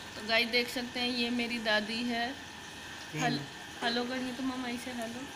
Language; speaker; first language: Hindi; native; Hindi